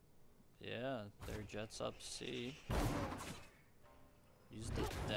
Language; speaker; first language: English; native; English